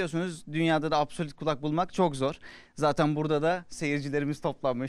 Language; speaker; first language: Turkish; native; Turkish